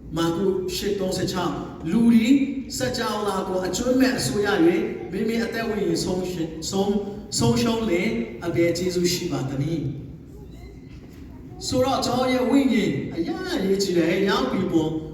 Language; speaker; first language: Burmese; non-native, local second language; Hakha Chin